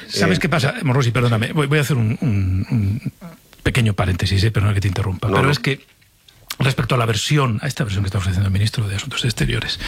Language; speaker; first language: Spanish; native; Spanish